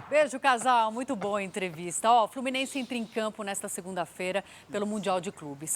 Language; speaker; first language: Portuguese; native; Portuguese